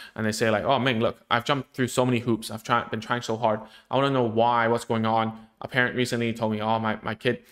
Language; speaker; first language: English; non-native, local second language; Cantonese